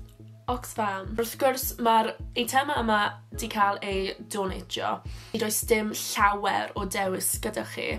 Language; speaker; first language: Welsh; non-native, local second language; English